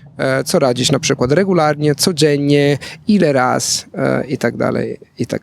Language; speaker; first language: Polish; non-native, fluent; Italian